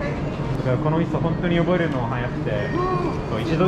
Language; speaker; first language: Japanese; non-native, fluent; English